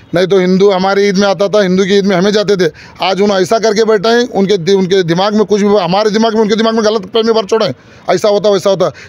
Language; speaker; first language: Hindi; native; Hindi